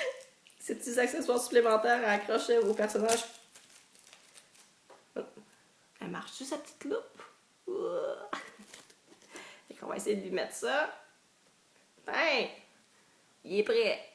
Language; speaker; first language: French; native; French